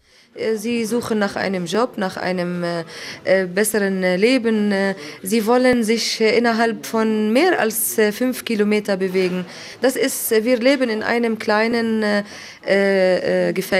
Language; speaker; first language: German; non-native, fluent; Arabic